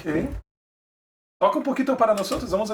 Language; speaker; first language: Spanish; non-native, learner; Portuguese